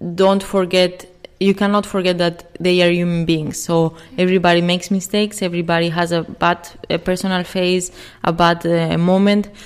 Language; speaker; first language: English; non-native, fluent; Spanish